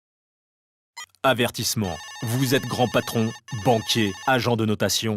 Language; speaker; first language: French; native; French